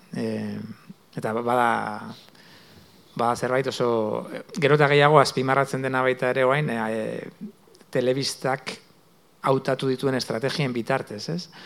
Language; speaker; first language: Basque; native; Basque